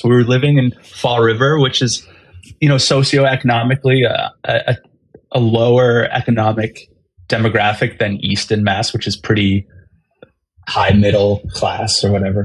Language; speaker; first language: English; native; English